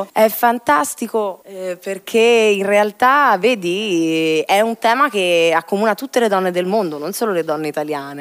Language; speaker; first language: Italian; native; Italian